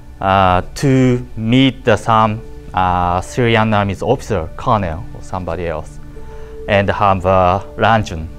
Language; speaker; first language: English; non-native, learner; Japanese